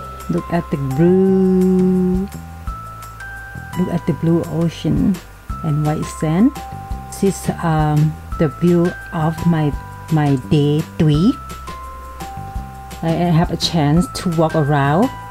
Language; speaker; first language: English; non-native, learner; Lao